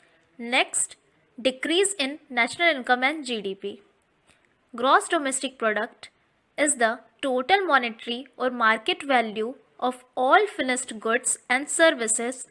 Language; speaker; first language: English; non-native, local second language; Hindi